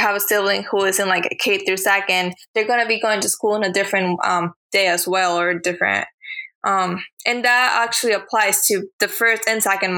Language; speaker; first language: English; early bilingual, other home language; Spanish